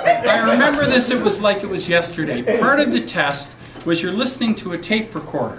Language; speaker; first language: English; native; English